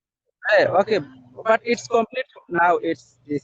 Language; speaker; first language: English; non-native, learner; Bangla